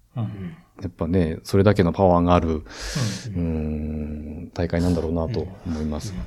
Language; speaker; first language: Japanese; native; Japanese